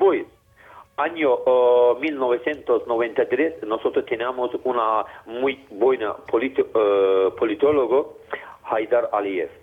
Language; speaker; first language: Spanish; non-native, learner; Azerbaijani